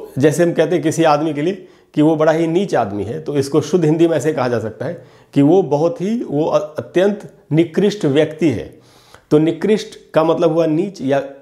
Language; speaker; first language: Hindi; native; Hindi